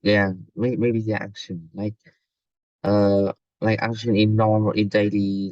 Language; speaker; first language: English; non-native, learner; Vietnamese